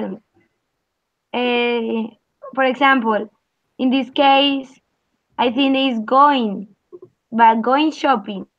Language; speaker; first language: English; non-native, learner; Spanish